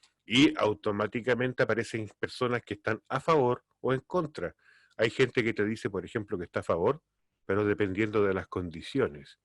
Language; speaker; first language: Spanish; native; Spanish